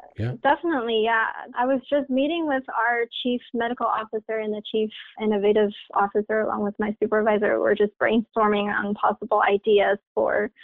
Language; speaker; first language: English; non-native, fluent; Chinese